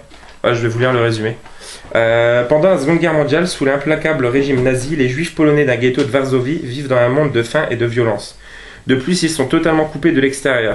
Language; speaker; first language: French; native; French